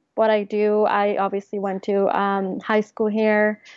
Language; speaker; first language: English; early bilingual, other home language; Spanish